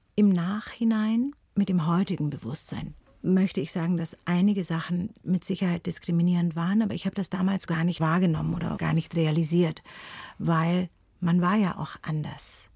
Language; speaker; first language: German; early bilingual, other home language; Turkish